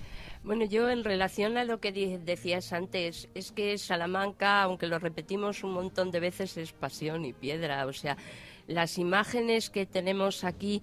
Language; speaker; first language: Spanish; native; Spanish